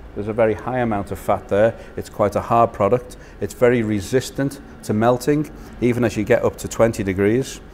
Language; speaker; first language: English; native; English